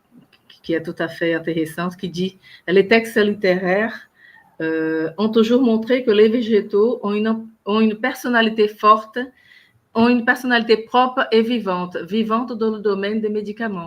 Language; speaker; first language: French; non-native, fluent; Portuguese